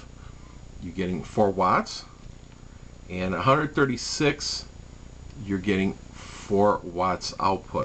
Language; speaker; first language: English; native; English